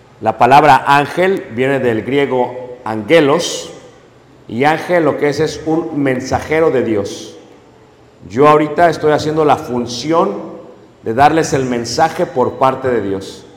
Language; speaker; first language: Spanish; native; Spanish